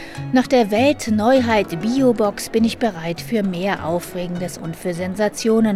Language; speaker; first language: German; native; German